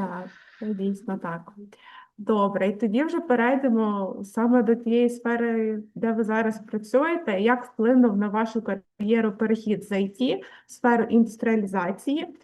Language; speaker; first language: Ukrainian; native; Ukrainian